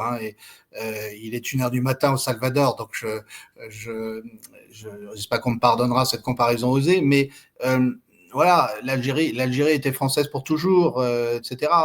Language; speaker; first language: French; native; French